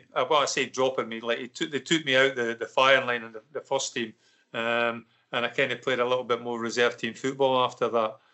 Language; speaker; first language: English; native; English